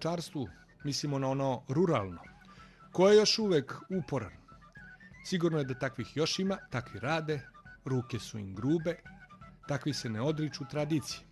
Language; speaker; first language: Bosnian; native; Bosnian